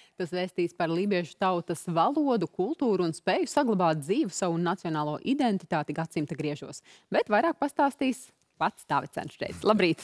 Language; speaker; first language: Latvian; native; Latvian